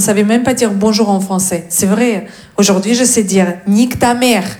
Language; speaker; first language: French; non-native, fluent; Russian